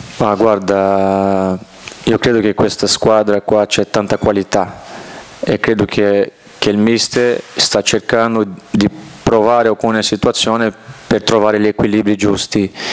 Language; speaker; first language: Italian; non-native, fluent; Portuguese